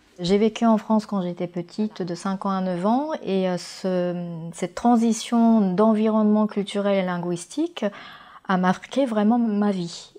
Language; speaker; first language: French; non-native, fluent; Japanese